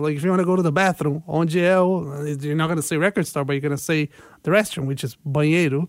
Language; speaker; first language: English; non-native, fluent; Portuguese